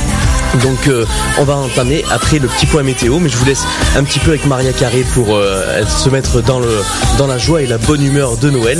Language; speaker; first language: French; native; French